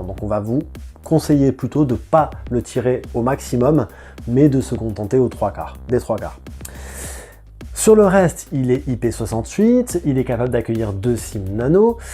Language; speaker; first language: French; native; French